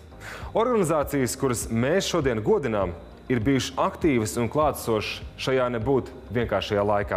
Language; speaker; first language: Latvian; native; Latvian